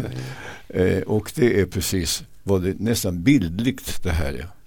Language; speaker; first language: Swedish; native; Swedish